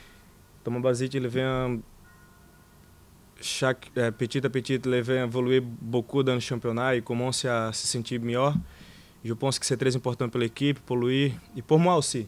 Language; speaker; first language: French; non-native, learner; Portuguese